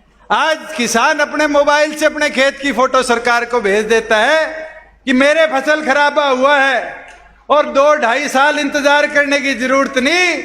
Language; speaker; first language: Hindi; native; Hindi